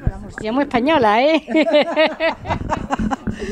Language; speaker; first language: Spanish; native; Spanish